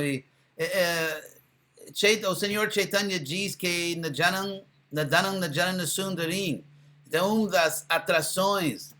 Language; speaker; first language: Portuguese; non-native, fluent; English